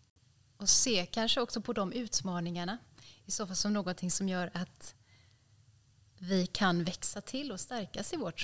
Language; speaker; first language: Swedish; native; Swedish